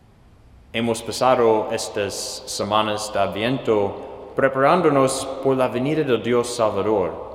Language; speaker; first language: Spanish; non-native, fluent; English